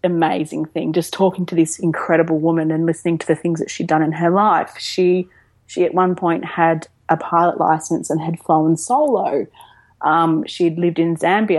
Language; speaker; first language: English; native; English